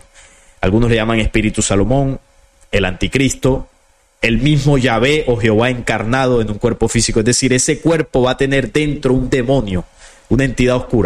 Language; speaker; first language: Spanish; native; Spanish